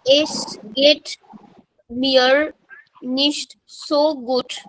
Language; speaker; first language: German; non-native, learner; Marathi